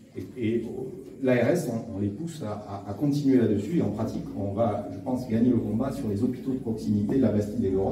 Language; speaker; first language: French; native; French